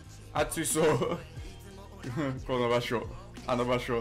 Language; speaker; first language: Japanese; non-native, learner; English